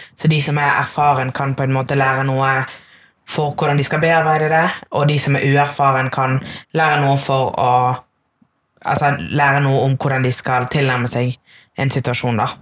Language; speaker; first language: Norwegian; early bilingual, other home language; Tamil